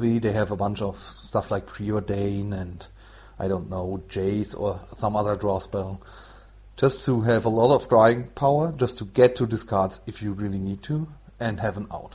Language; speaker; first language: English; non-native, fluent; German